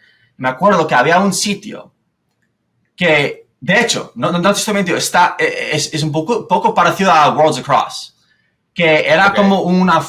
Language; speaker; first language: Spanish; non-native, fluent; English